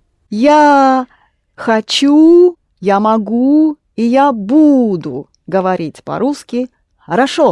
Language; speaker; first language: Russian; non-native, fluent; English